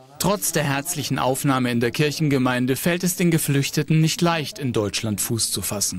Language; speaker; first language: German; native; German